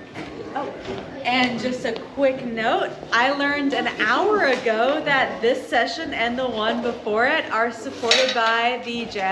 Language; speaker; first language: English; native; English